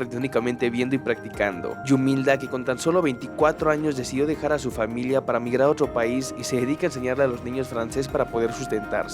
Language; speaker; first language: Spanish; native; Spanish